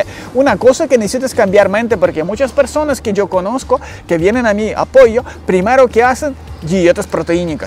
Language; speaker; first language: Spanish; non-native, learner; Ukrainian